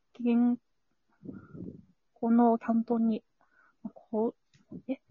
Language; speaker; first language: Japanese; non-native, learner; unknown